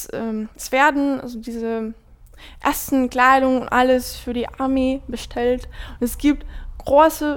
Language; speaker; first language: German; non-native, fluent; Ukrainian